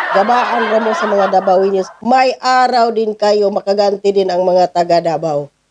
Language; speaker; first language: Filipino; non-native, local second language; Cebuano